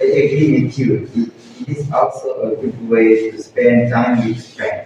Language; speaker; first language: English; non-native, learner; Indonesian